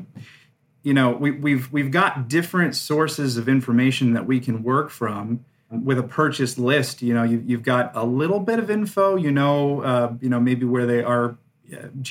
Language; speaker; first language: English; native; English